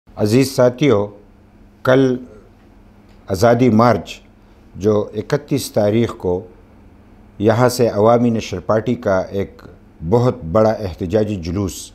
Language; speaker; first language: Urdu; non-native, local second language; Pashto